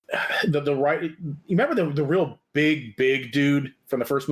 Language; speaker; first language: English; native; English